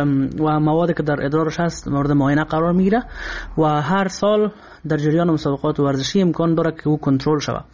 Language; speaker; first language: Persian; native; Persian